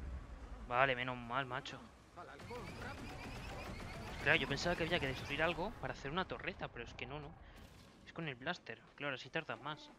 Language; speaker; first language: Spanish; native; Spanish